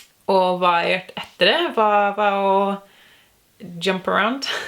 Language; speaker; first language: Norwegian; non-native, learner; English